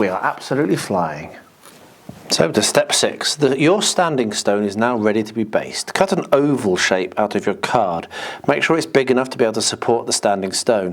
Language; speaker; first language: English; native; English